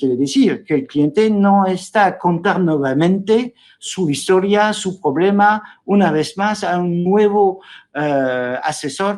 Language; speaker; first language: Spanish; non-native, fluent; French